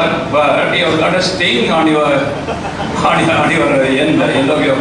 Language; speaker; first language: English; non-native, local second language; Telugu